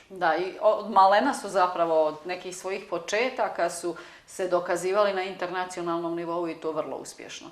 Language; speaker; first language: Bosnian; native; Bosnian